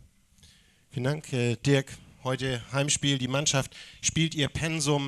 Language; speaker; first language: German; native; German